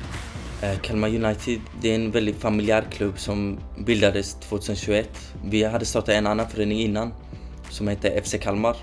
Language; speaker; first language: Swedish; early bilingual, other home language; Kurdish